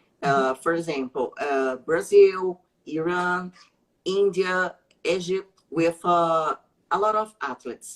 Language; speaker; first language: English; non-native, learner; Portuguese